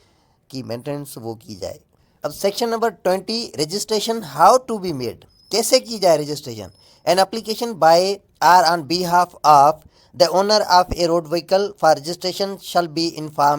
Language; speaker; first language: Urdu; native; Urdu